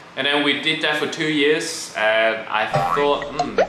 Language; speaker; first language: English; non-native, local second language; Cantonese